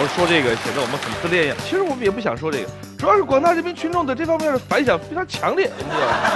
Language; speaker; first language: Chinese; native; Chinese